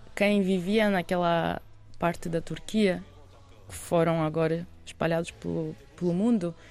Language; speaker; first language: Portuguese; non-native, fluent; Russian